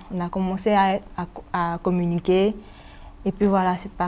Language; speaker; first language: French; non-native, local second language; Malagasy